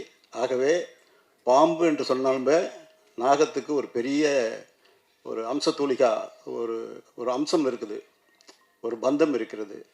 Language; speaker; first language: Tamil; native; Tamil